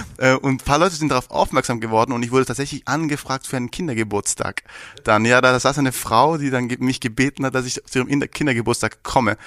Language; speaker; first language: German; early bilingual, other home language; Persian